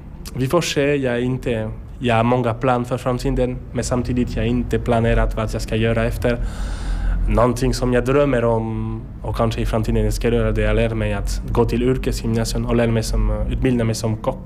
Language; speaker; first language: Swedish; non-native, learner; French